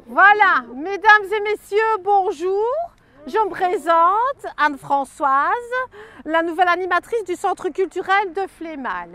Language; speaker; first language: French; native; French